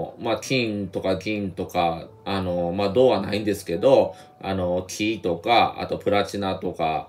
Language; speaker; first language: Japanese; native; Japanese